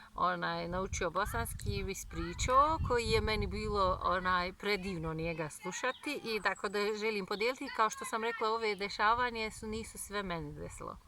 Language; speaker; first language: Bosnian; non-native, fluent; Turkish